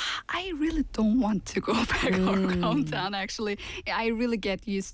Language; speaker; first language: English; non-native, fluent; Turkish